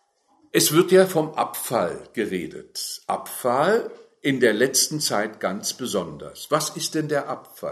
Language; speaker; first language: German; native; German